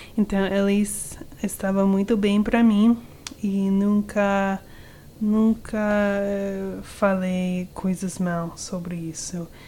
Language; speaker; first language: Portuguese; non-native, learner; English